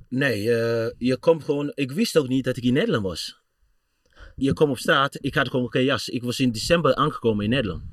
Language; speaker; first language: Dutch; non-native, fluent; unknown